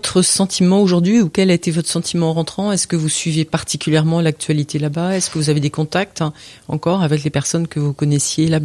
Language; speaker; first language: French; native; French